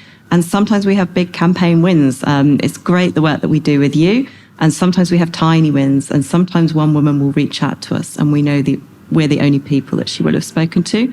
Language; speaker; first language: English; native; English